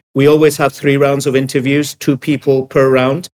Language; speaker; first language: English; early bilingual, other home language; Greek